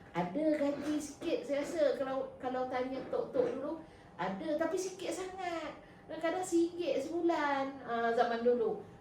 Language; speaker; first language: Malay; native; Malay